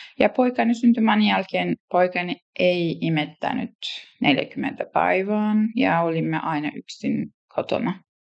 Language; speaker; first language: Finnish; non-native, learner; Turkish